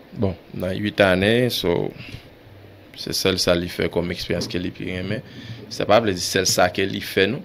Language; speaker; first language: Haitian Creole; native; Haitian Creole